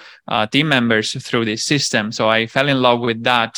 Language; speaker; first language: English; non-native, fluent; Italian